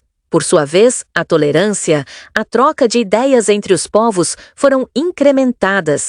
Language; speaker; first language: Portuguese; native; Portuguese